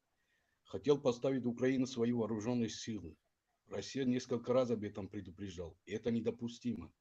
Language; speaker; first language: Russian; non-native, fluent; Tajik